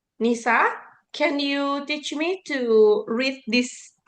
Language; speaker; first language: English; non-native, learner; Indonesian